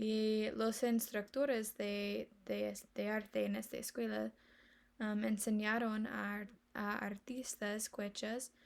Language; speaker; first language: Spanish; non-native, learner; English